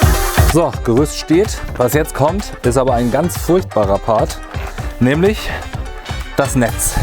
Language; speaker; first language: German; native; German